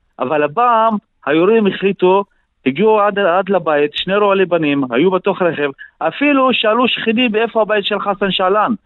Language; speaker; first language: Hebrew; non-native, local second language; Arabic